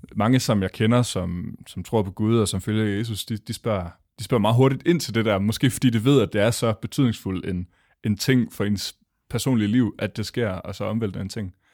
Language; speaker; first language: Danish; native; Danish